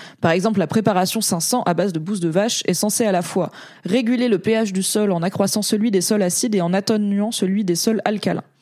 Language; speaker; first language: French; native; French